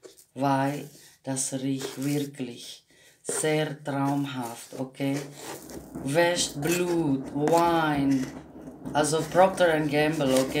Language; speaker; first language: German; non-native, learner; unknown